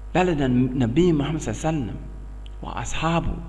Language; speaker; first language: Arabic; non-native, learner; English